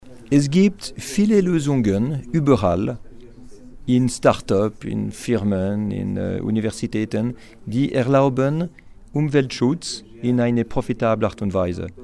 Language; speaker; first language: German; non-native, local second language; French